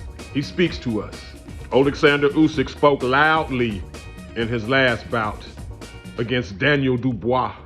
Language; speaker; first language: English; native; English